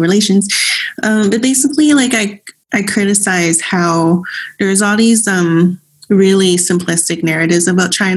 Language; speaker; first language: English; non-native, local second language; Cantonese